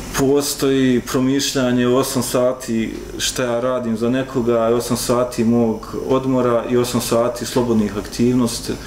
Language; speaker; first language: Croatian; native; Croatian